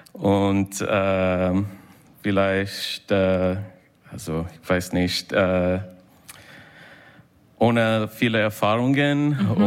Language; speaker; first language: German; non-native, fluent; English